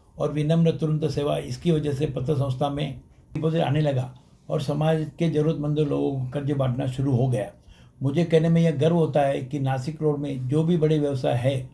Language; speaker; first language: Hindi; non-native, local second language; Sindhi